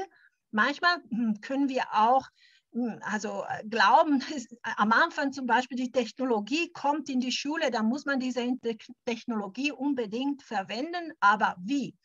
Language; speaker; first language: German; early bilingual, heritage; German